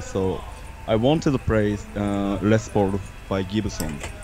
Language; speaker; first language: English; non-native, learner; Japanese